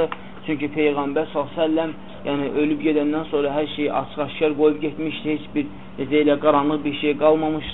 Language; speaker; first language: Azerbaijani; native; Azerbaijani